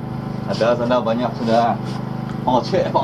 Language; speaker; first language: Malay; non-native, local second language; Chinese